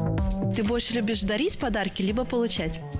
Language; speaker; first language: Russian; native; Russian